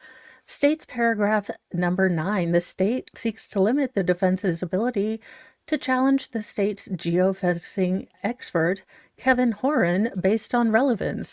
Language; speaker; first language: English; native; English